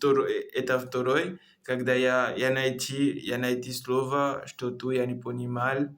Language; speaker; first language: Russian; non-native, learner; Comorian